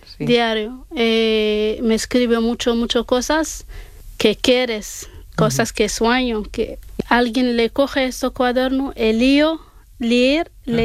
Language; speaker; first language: Spanish; non-native, learner; Arabic